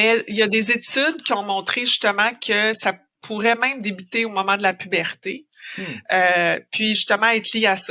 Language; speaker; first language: French; native; French